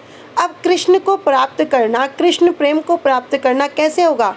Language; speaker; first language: Hindi; native; Hindi